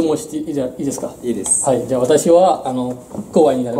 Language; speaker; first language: Japanese; non-native, learner; French